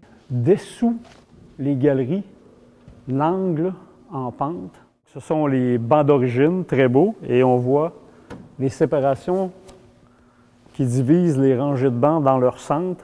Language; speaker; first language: French; native; French